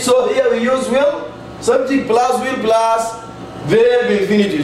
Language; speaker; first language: English; non-native, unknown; Arabic